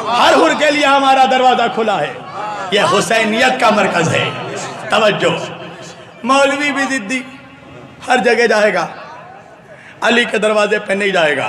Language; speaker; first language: Urdu; native; Urdu